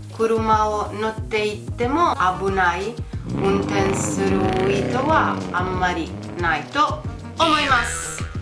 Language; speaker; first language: Japanese; non-native, fluent; Italian